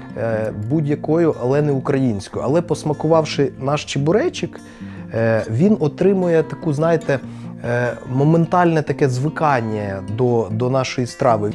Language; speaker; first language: Ukrainian; native; Ukrainian